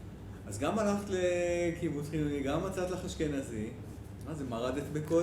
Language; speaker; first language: Hebrew; native; Hebrew